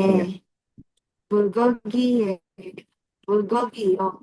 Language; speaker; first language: Korean; non-native, learner; Filipino